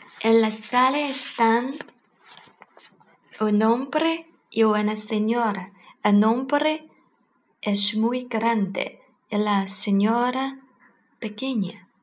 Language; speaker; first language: Spanish; non-native, learner; Chinese